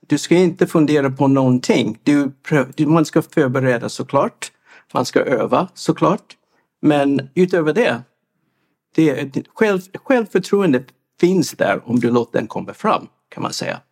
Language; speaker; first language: Swedish; non-native, fluent; English